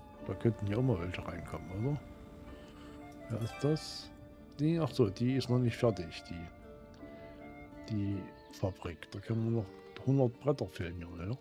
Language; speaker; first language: German; native; German